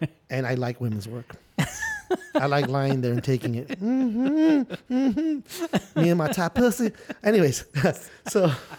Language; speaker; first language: English; early bilingual, other home language; Spanish